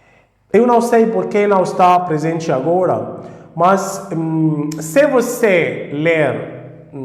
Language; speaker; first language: Portuguese; non-native, fluent; Arabic